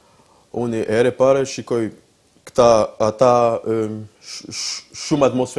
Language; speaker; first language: Albanian; non-native, learner; French